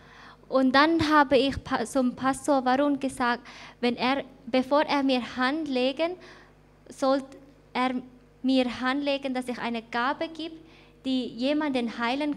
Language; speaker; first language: German; non-native, fluent; Thai